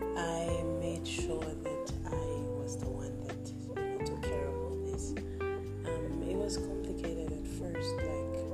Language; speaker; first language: English; non-native, fluent; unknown